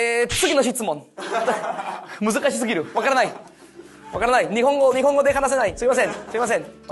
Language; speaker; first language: Japanese; non-native, learner; Spanish